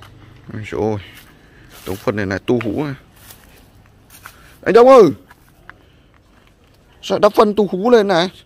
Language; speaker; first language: Vietnamese; native; Vietnamese